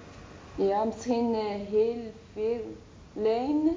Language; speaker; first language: Dutch; non-native, learner; Arabic